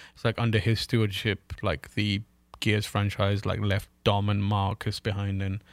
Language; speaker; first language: English; native; English